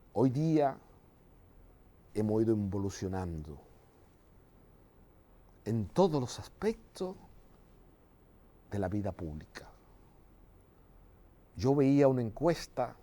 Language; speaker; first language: Spanish; native; Spanish